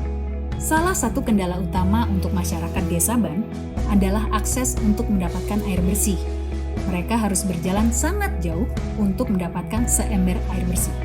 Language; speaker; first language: Indonesian; native; Indonesian